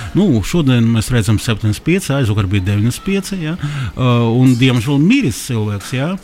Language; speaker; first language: Latvian; non-native, local second language; Russian